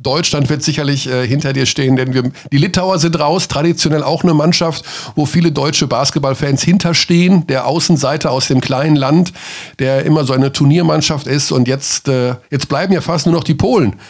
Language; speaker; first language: German; native; German